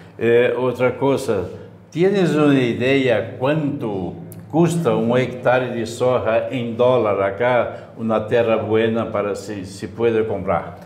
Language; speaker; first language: Spanish; non-native, learner; Portuguese